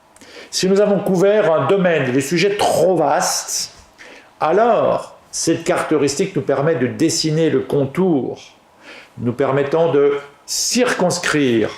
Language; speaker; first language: French; native; French